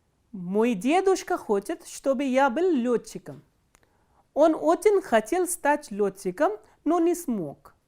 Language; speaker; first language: Russian; non-native, fluent; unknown